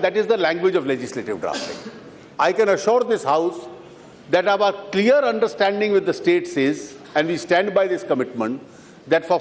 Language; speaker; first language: English; non-native, local second language; Hindi